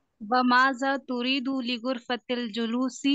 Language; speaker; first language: Arabic; non-native, learner; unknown